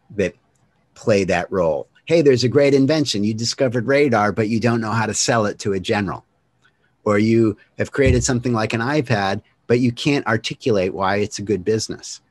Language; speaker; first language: English; native; English